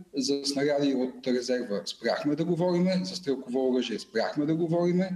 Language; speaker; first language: Bulgarian; native; Bulgarian